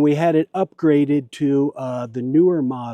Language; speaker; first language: English; native; English